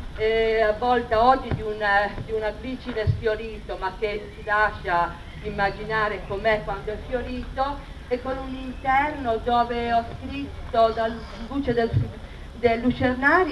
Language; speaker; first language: Italian; native; Italian